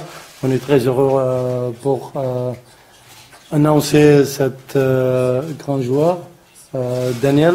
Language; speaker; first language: French; non-native, learner; Arabic